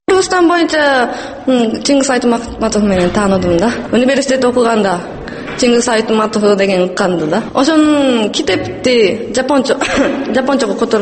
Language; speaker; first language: Kyrgyz; non-native, learner; Japanese